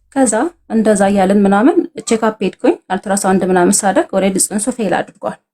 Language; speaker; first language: Amharic; native; Amharic